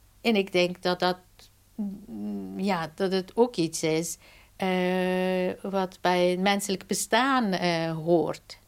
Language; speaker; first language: Dutch; non-native, fluent; Persian